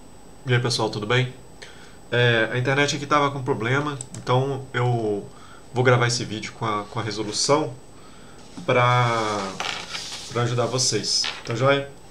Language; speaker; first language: Portuguese; native; Portuguese